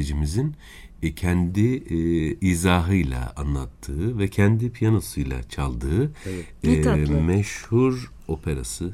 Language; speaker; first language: Turkish; native; Turkish